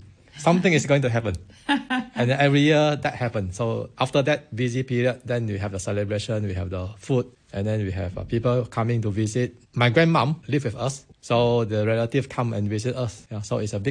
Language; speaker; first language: English; non-native, local second language; Min Nan Chinese